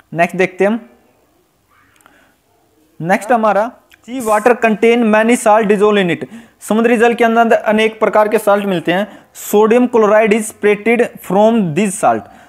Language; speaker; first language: Hindi; native; Hindi